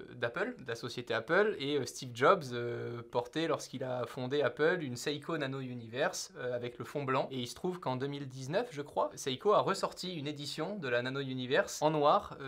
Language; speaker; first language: French; native; French